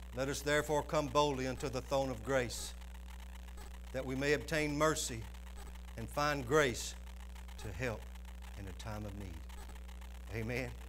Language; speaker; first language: English; native; English